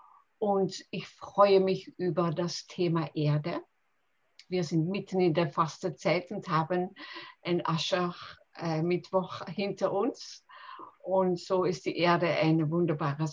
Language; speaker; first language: German; non-native, fluent; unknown